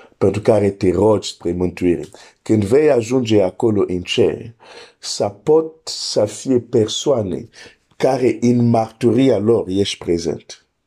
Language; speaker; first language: Romanian; non-native, fluent; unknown